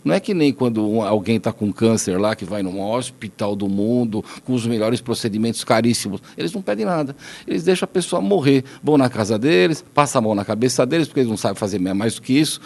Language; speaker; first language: Portuguese; native; Portuguese